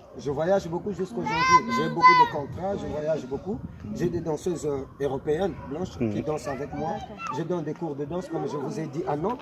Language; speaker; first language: French; non-native, local second language; Lingala